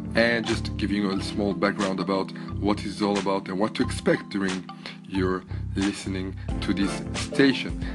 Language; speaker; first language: English; non-native, fluent; French